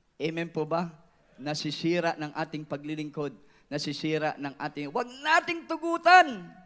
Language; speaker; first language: Filipino; non-native, local second language; Cebuano